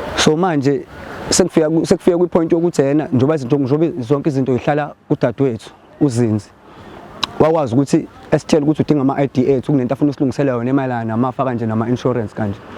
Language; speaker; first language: Zulu; non-native, local second language; Xhosa